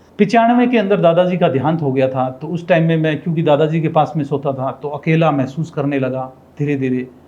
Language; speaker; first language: Hindi; non-native, local second language; Rajasthani